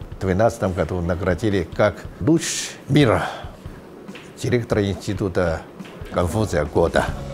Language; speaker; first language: Russian; non-native, fluent; Chinese